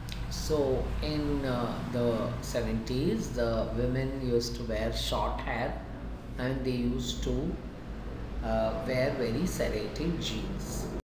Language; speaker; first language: English; non-native, local second language; Tamil